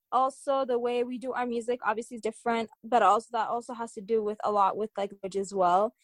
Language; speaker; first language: English; early bilingual, other home language; Tigrinya